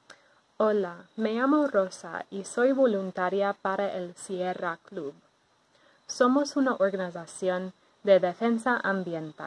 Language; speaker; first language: Spanish; non-native, fluent; English